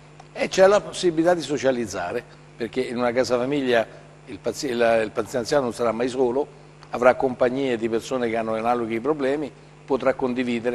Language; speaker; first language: Italian; native; Italian